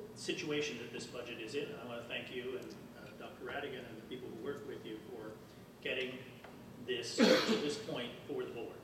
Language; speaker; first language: English; native; English